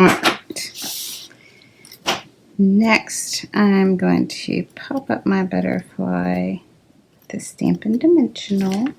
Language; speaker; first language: English; native; English